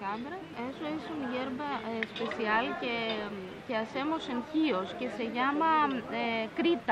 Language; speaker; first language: Spanish; non-native, fluent; Greek